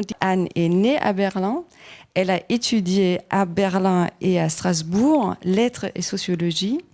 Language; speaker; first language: French; non-native, fluent; German